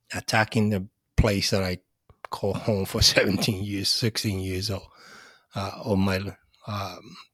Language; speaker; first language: English; early bilingual, other home language; Spanish